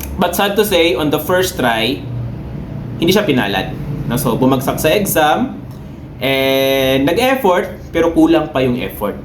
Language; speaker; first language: Filipino; non-native, local second language; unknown